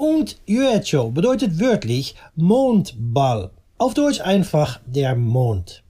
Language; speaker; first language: German; non-native, fluent; Dutch